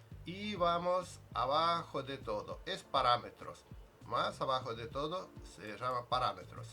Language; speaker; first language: Spanish; non-native, fluent; Russian